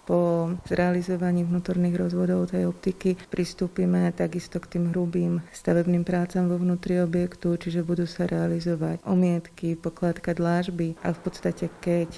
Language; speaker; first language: Slovak; native; Slovak